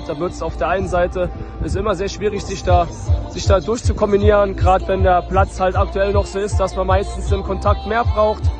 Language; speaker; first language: German; native; German